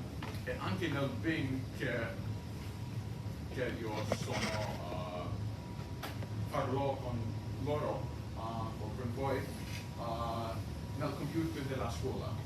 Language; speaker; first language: Italian; non-native, learner; English